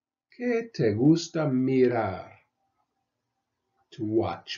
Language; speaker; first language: Spanish; non-native, fluent; English